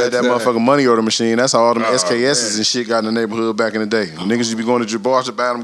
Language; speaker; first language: English; native; English